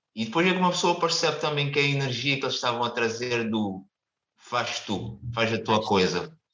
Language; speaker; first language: Portuguese; non-native, local second language; Kabuverdianu